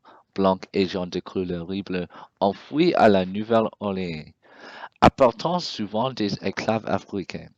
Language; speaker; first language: French; non-native, learner; English